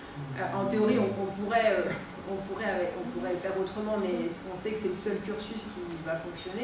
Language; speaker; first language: French; native; French